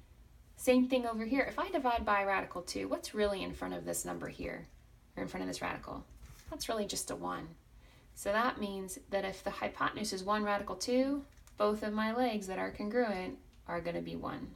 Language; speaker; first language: English; native; English